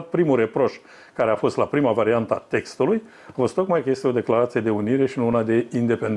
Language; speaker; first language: Romanian; native; Romanian